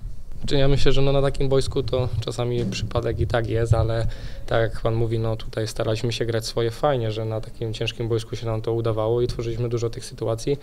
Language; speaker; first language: Polish; native; Polish